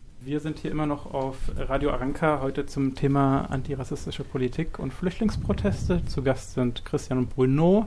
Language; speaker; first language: German; native; German